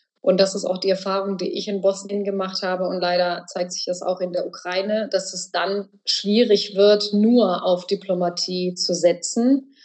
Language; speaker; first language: German; early bilingual, other home language; Bosnian